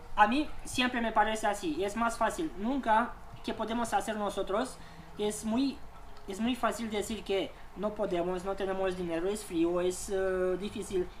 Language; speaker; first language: Spanish; non-native, learner; Romanian